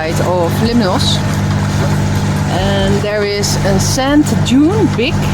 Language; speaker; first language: English; non-native, fluent; Dutch